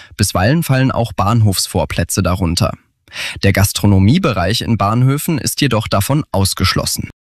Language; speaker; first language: German; native; German